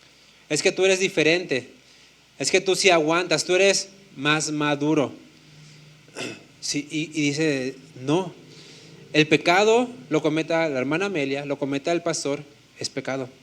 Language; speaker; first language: Spanish; native; Spanish